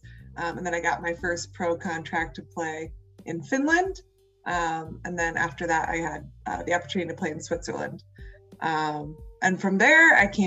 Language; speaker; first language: English; native; English